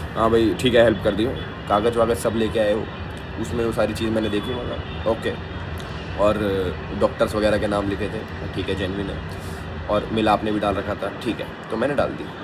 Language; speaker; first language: Hindi; native; Hindi